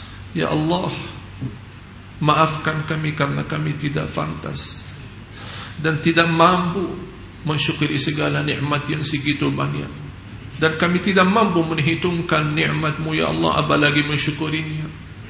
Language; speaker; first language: Indonesian; non-native, fluent; Arabic